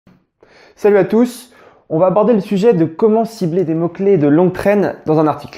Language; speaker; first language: French; native; French